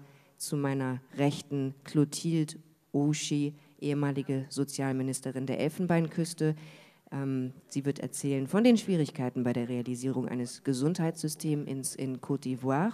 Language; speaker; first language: German; native; German